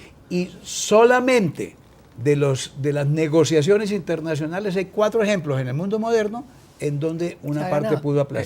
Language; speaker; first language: Spanish; native; Spanish